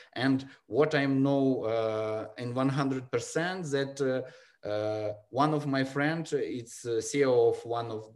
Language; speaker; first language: English; non-native, learner; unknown